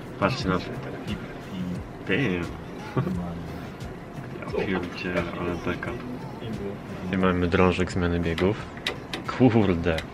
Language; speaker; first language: Polish; native; Polish